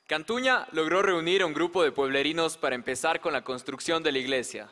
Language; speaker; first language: Spanish; native; Spanish